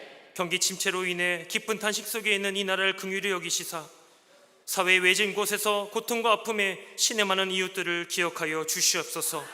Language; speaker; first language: Korean; native; Korean